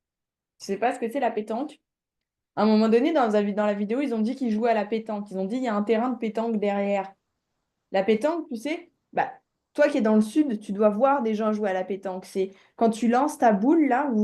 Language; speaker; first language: French; native; French